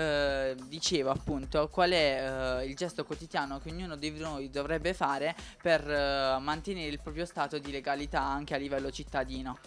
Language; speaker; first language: Italian; native; Italian